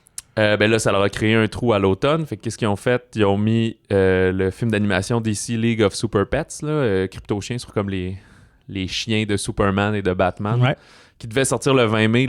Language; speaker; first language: French; native; French